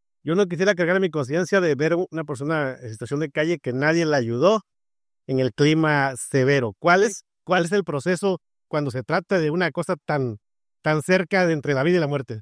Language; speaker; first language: Spanish; native; Spanish